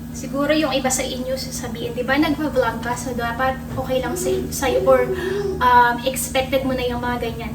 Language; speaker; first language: Filipino; native; Filipino